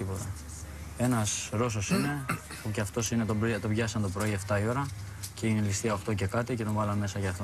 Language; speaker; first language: Greek; early bilingual, other home language; Albanian